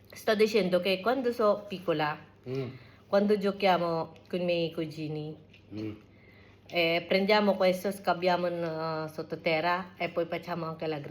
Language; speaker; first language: Italian; non-native, learner; Filipino